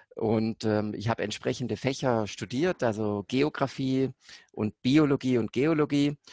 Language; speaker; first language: German; native; German